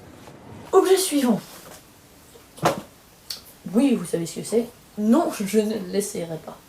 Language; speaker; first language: French; native; French